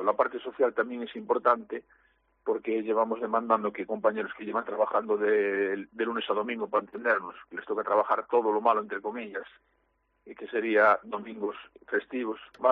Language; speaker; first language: Spanish; native; Spanish